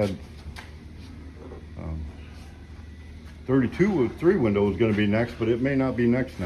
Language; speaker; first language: English; native; English